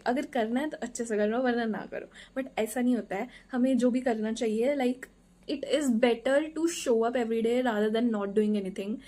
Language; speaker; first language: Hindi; native; Hindi